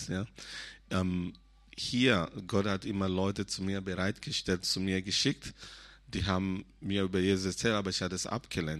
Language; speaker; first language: German; non-native, fluent; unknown